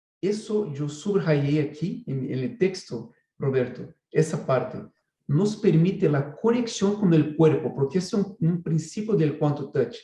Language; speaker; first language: Spanish; non-native, fluent; Portuguese